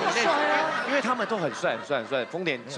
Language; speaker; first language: Chinese; native; Chinese